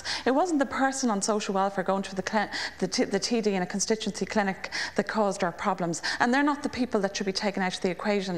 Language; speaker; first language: English; native; English